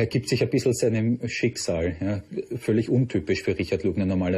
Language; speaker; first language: German; native; German